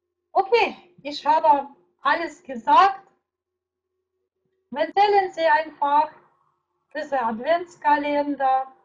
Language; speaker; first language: German; non-native, fluent; Russian